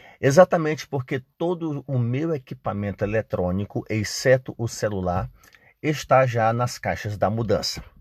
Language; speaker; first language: Portuguese; native; Portuguese